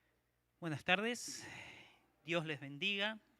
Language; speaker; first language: Spanish; native; Spanish